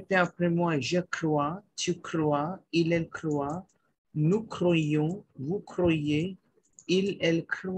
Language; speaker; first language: French; non-native, fluent; Hindi